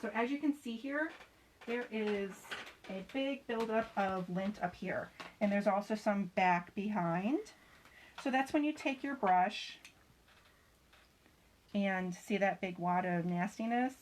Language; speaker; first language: English; native; English